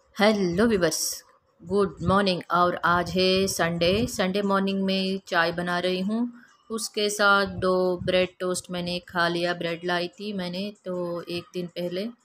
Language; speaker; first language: Hindi; non-native, local second language; Kannada